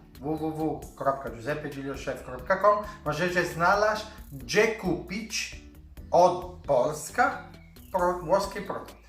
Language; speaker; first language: Polish; non-native, learner; Italian